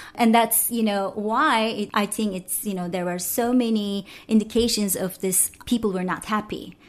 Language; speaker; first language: English; non-native, fluent; Turkish